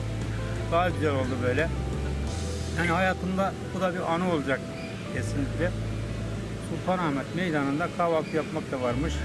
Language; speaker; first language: Turkish; native; Turkish